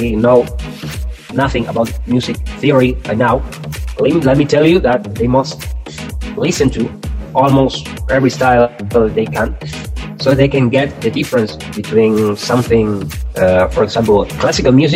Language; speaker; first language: English; non-native, fluent; Spanish